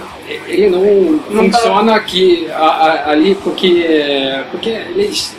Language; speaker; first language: Portuguese; non-native, learner; Norwegian